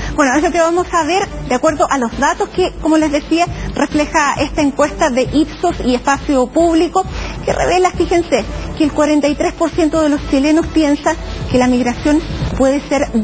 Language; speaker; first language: Spanish; native; Spanish